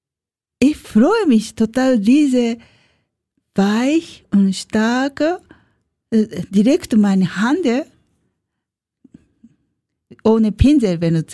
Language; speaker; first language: German; non-native, learner; Japanese